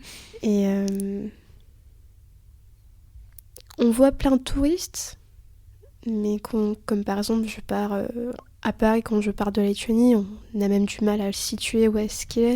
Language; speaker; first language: French; early bilingual, other home language; Lithuanian